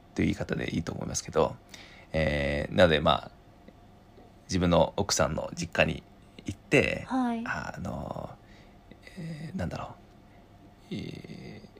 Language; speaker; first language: Japanese; non-native, fluent; Chinese